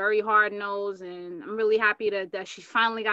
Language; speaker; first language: English; native; English